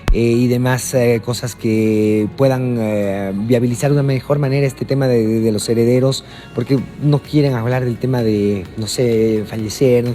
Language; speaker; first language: Spanish; native; Spanish